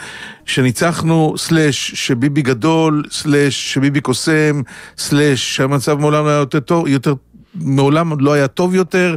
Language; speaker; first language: Hebrew; native; Hebrew